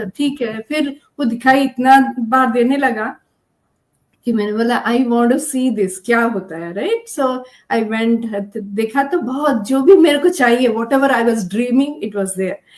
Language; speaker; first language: Hindi; non-native, local second language; Telugu